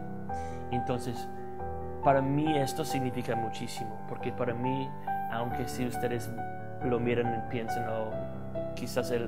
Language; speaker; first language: Spanish; non-native, fluent; English